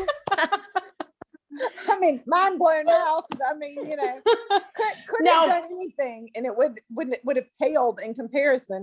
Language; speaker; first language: English; native; English